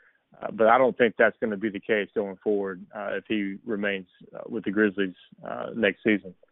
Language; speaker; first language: English; native; English